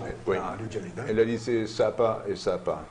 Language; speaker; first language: French; non-native, learner; German